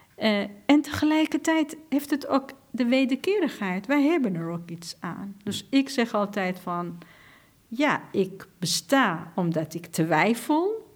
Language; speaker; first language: Dutch; non-native, fluent; Persian